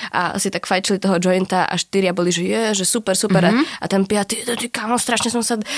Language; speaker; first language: Slovak; native; Slovak